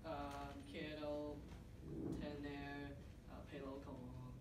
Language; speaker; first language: Spanish; non-native, learner; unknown